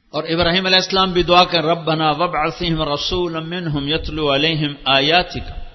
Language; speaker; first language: Urdu; non-native, local second language; Punjabi